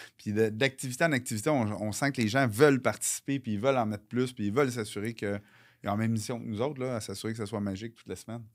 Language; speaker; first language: French; native; French